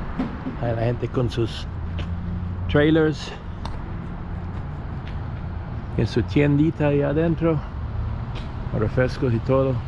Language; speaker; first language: Spanish; non-native, fluent; English